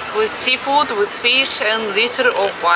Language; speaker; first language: English; non-native, fluent; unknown